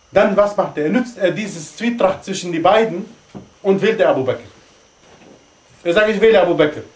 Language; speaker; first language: German; non-native, fluent; Arabic